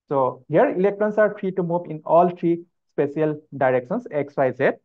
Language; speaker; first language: English; non-native, local second language; Assamese